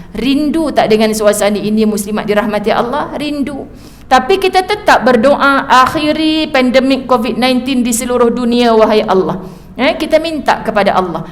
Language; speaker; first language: Malay; native; Malay